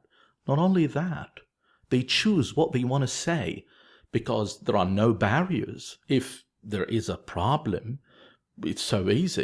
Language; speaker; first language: English; non-native, fluent; Arabic